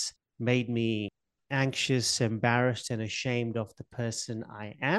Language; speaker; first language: English; non-native, local second language; Gujarati